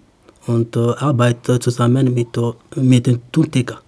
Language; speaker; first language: German; non-native, learner; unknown